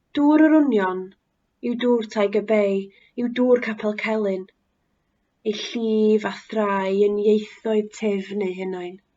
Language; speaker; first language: Welsh; native; Welsh